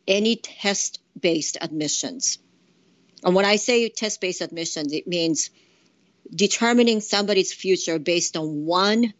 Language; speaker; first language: English; non-native, fluent; Japanese